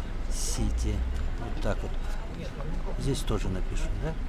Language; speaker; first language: Russian; native; Russian